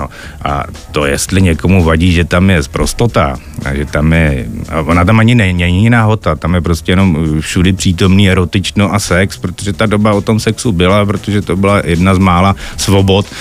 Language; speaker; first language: Czech; native; Czech